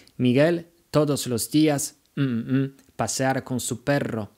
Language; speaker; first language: Spanish; non-native, fluent; Polish